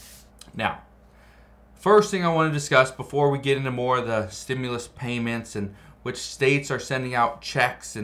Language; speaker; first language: English; native; English